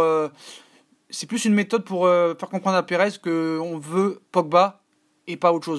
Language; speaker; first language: French; native; French